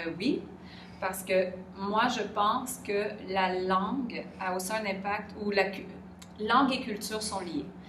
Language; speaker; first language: French; native; French